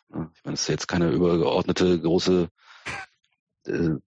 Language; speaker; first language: German; native; German